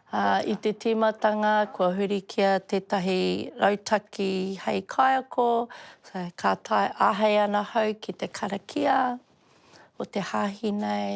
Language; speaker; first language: Māori; non-native, local second language; English